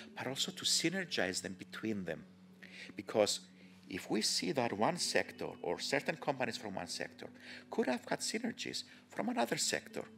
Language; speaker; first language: English; non-native, fluent; Greek